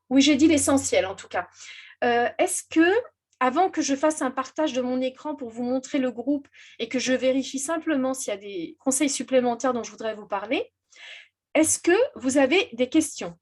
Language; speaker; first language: French; native; French